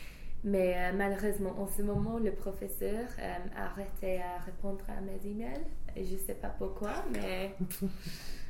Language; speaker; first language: French; non-native, fluent; English